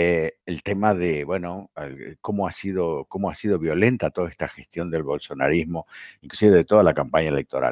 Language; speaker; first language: Spanish; native; Spanish